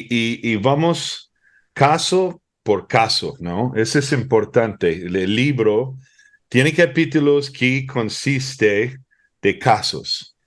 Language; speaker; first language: Spanish; early bilingual, heritage; Spanish